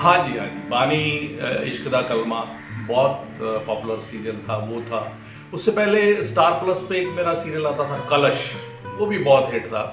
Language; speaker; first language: Hindi; native; Hindi